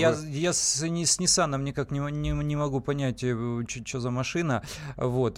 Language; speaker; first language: Russian; native; Russian